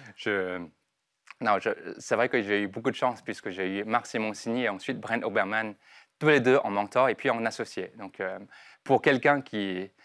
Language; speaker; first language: French; non-native, fluent; Chinese